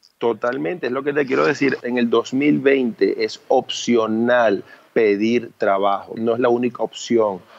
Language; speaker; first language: Spanish; early bilingual, other home language; Chinese